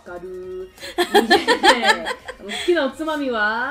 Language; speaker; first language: Japanese; non-native, learner; English